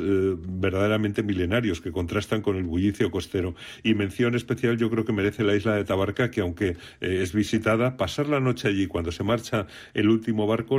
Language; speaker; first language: Spanish; native; Spanish